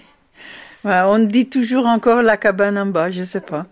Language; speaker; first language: French; non-native, fluent; Dutch